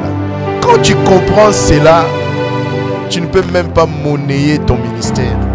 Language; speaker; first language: French; non-native, local second language; Lingala